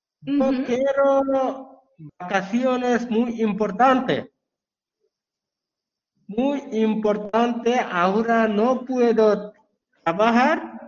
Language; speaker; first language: Spanish; non-native, learner; Bangla